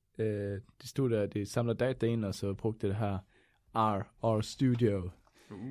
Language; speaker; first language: Danish; non-native, fluent; Swedish